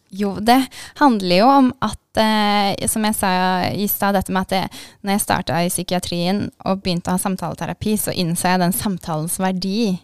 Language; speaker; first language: Norwegian; native; Norwegian